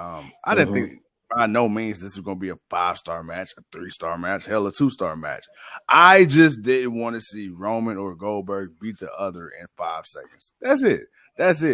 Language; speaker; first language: English; native; English